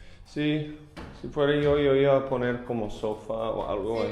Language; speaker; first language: Spanish; non-native, learner; English